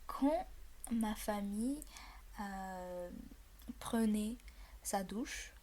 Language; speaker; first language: French; non-native, fluent; Bulgarian